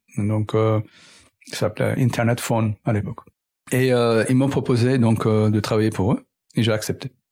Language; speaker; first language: French; native; French